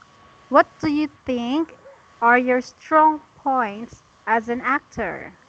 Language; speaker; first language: English; non-native, fluent; Cebuano